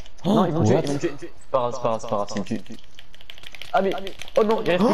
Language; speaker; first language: French; native; French